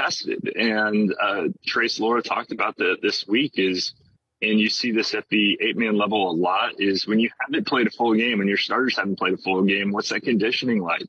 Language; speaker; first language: English; native; English